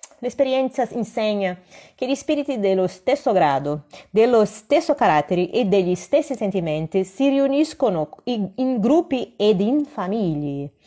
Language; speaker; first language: Italian; non-native, fluent; Portuguese